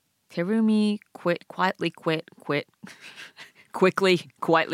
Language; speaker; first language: English; non-native, fluent; Japanese